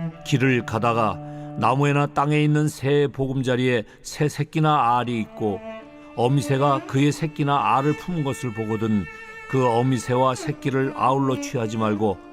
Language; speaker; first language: Korean; native; Korean